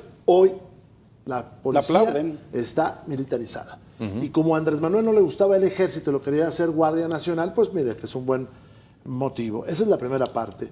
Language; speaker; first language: Spanish; native; Spanish